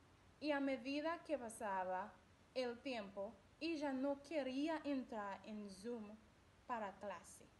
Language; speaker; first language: Spanish; non-native, learner; English